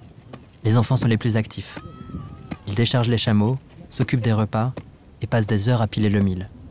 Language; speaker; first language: French; native; French